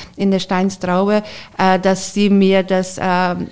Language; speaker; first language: German; non-native, fluent; Hungarian